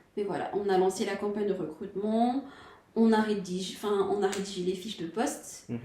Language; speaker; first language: French; non-native, local second language; Malagasy